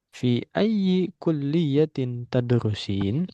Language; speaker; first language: Arabic; non-native, fluent; Indonesian